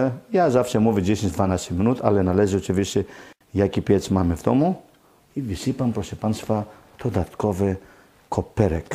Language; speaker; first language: Polish; non-native, learner; Greek